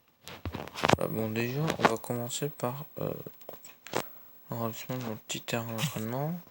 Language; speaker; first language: French; native; French